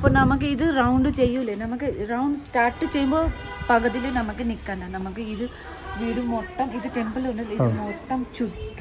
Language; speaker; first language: Malayalam; non-native, learner; Nepali